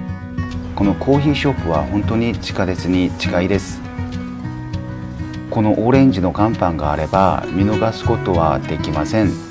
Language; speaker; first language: Japanese; non-native, learner; Korean